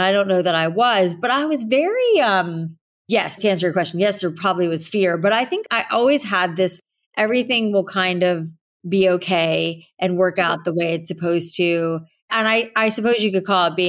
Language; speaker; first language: English; native; English